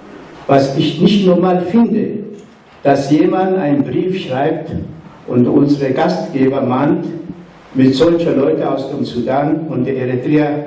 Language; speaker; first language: German; non-native, fluent; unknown